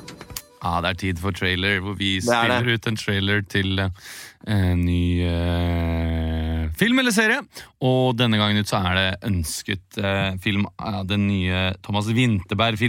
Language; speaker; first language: Norwegian; native; Norwegian